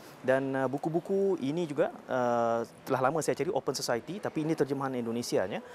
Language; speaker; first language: Malay; native; Malay